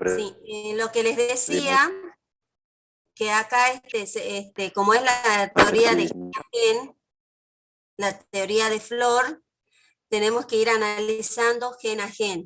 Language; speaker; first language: Spanish; native; Spanish